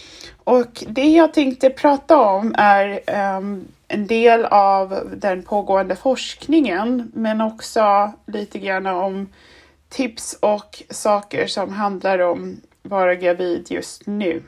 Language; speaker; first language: Swedish; non-native, fluent; German